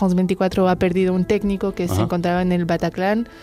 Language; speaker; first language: Spanish; non-native, fluent; French